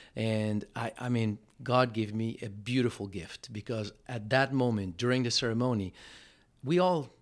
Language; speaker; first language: English; non-native, fluent; French